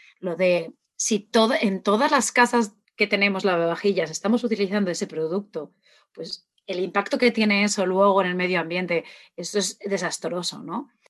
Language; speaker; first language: Spanish; native; Spanish